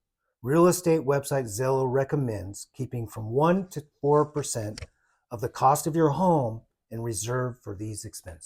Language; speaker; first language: English; native; English